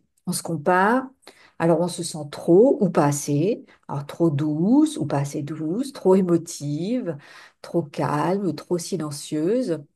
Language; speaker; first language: French; native; French